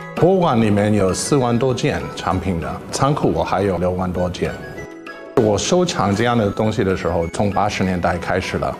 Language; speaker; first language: Chinese; non-native, fluent; English